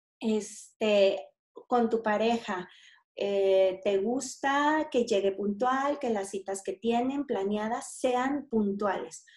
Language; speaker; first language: Spanish; native; Spanish